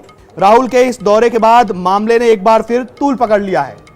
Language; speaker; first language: Hindi; native; Hindi